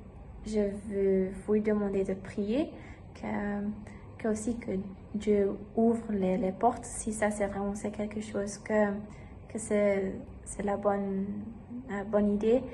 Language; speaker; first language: French; non-native, learner; German